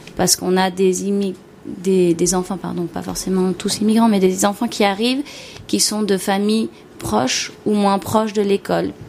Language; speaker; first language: French; native; French